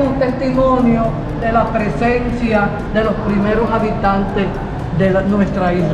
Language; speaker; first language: Spanish; native; Spanish